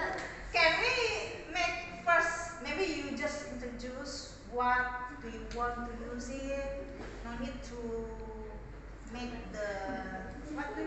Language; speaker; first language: English; non-native, learner; Indonesian